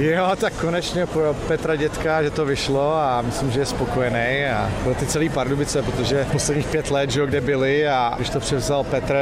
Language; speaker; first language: Czech; native; Czech